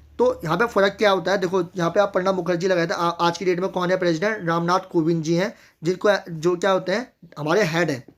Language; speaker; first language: Hindi; native; Hindi